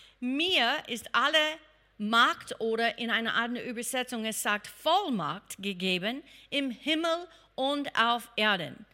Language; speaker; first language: German; non-native, fluent; English